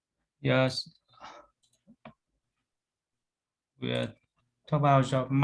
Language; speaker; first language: English; non-native, learner; Vietnamese